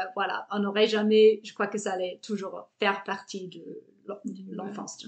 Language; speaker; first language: French; non-native, fluent; English